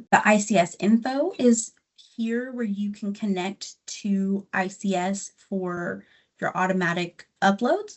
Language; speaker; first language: English; native; English